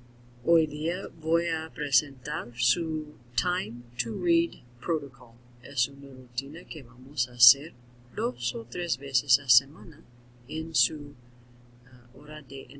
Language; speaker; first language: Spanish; non-native, learner; English